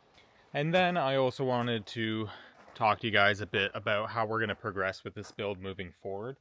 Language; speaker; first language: English; native; English